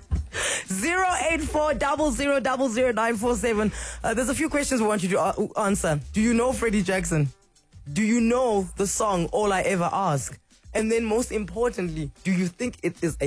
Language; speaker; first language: English; non-native, local second language; Xhosa